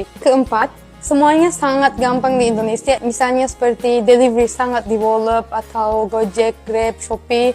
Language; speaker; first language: Indonesian; non-native, fluent; Turkish